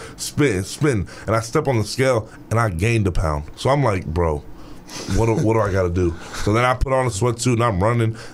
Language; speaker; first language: English; native; English